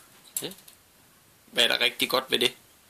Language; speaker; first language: Danish; native; Danish